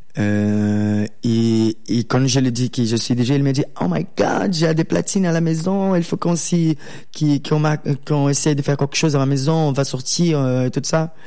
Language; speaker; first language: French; non-native, learner; Portuguese